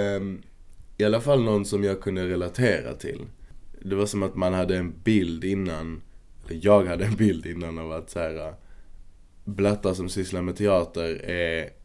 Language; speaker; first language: Swedish; early bilingual, other home language; Arabic